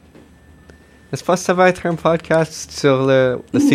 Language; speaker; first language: French; non-native, local second language; English